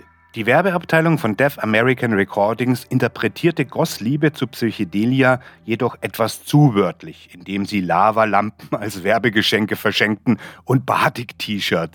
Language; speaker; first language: German; native; German